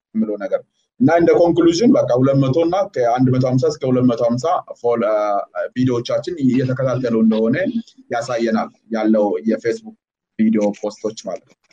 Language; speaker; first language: Amharic; native; Amharic